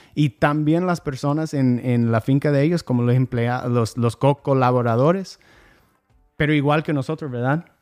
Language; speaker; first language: Spanish; non-native, fluent; English